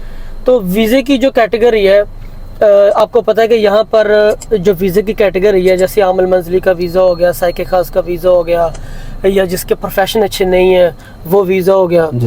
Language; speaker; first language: Hindi; native; Hindi